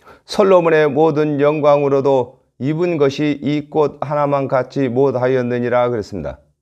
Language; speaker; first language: Korean; native; Korean